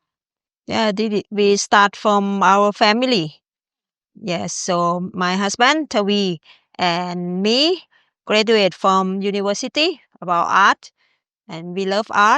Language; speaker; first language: English; non-native, learner; Thai